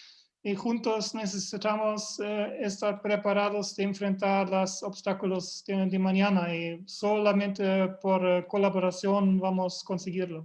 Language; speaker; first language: Spanish; non-native, fluent; German